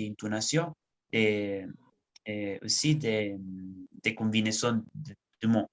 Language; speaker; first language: French; non-native, learner; Spanish